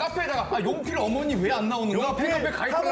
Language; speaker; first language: Korean; native; Korean